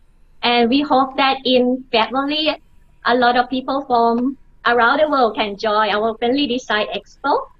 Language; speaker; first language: English; non-native, learner; Thai